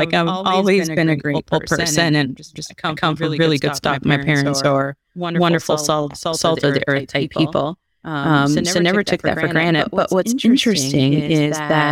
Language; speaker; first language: English; native; English